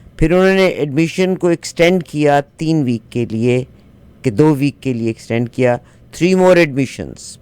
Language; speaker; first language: Urdu; native; Urdu